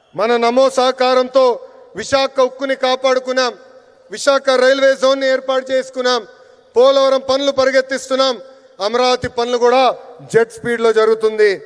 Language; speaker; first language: Telugu; native; Telugu